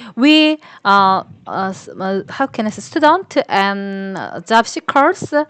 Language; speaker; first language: English; non-native, learner; Korean